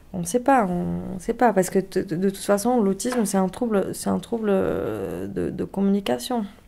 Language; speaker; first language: French; non-native, fluent; Portuguese